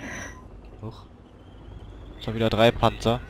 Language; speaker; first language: German; native; German